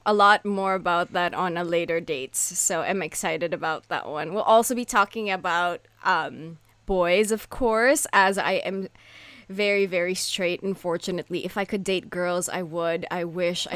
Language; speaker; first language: English; non-native, local second language; Filipino